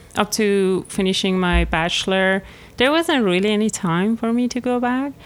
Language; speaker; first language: English; non-native, fluent; Persian